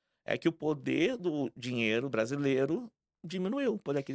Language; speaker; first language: Portuguese; native; Portuguese